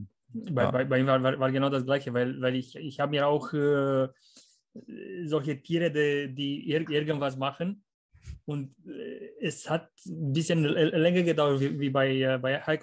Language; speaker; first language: German; non-native, fluent; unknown